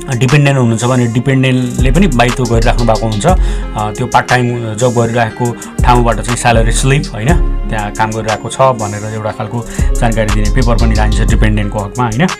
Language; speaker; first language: Nepali; native; Nepali